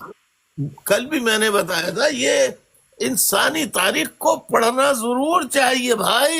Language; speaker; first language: Urdu; native; Urdu